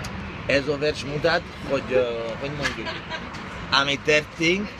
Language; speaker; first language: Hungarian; non-native, learner; Greek